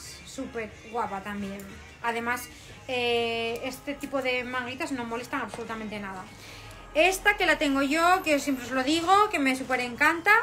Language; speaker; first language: Spanish; native; Spanish